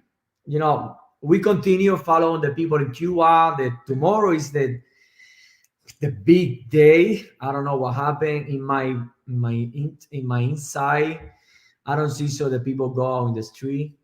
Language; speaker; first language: English; non-native, learner; Spanish